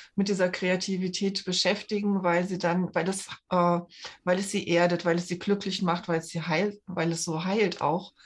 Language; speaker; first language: German; native; German